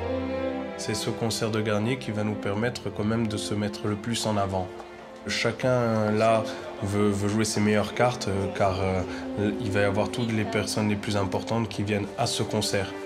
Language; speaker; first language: French; native; French